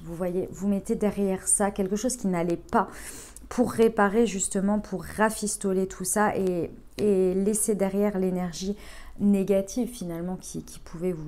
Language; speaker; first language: French; native; French